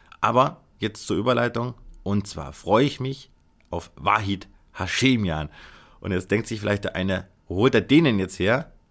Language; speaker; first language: German; native; German